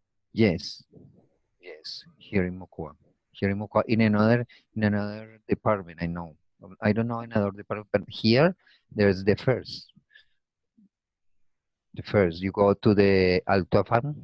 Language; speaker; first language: English; non-native, learner; Spanish